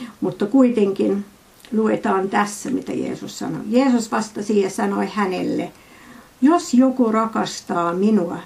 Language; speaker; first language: Finnish; non-native, fluent; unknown